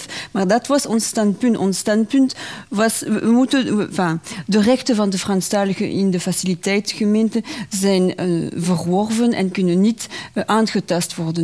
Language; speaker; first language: Dutch; non-native, local second language; French